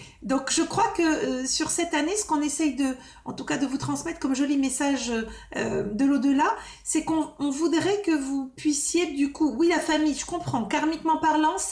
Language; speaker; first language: French; native; French